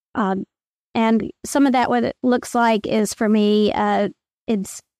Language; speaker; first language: English; native; English